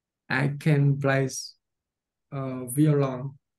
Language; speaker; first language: English; non-native, learner; Vietnamese